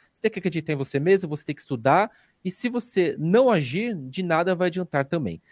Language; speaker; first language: Portuguese; native; Portuguese